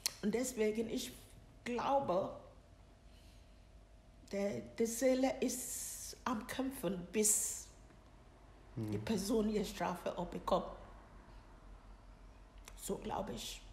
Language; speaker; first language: German; non-native, learner; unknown